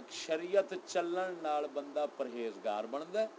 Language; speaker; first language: Urdu; non-native, local second language; Punjabi